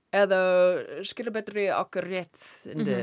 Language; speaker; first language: Icelandic; non-native, learner; English